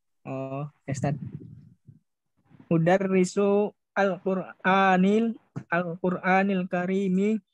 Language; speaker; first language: Arabic; non-native, learner; Indonesian